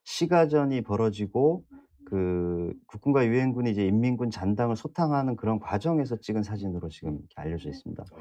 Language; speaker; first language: Korean; native; Korean